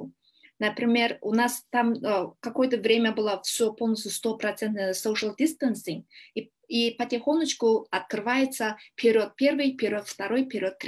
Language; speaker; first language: Russian; non-native, learner; Kyrgyz